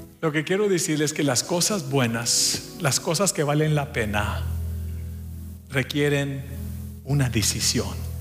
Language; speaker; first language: Spanish; early bilingual, heritage; Spanish